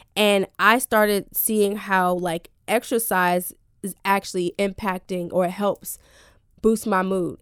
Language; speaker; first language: English; native; English